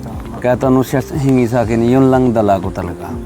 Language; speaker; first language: Filipino; non-native, learner; Punjabi